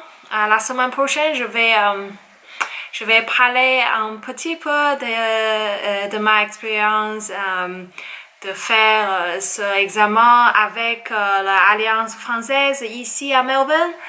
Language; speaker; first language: French; non-native, learner; Chinese